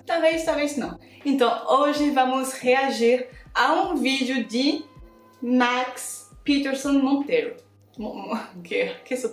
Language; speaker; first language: Portuguese; non-native, fluent; French